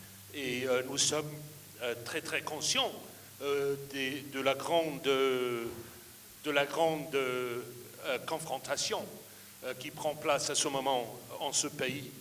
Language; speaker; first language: French; non-native, fluent; English